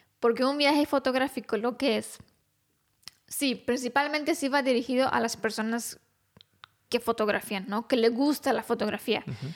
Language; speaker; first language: Spanish; non-native, fluent; Romanian